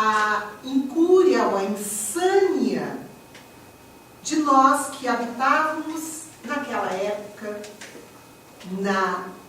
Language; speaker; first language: Portuguese; native; Portuguese